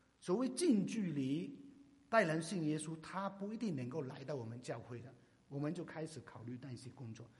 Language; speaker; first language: Chinese; non-native, local second language; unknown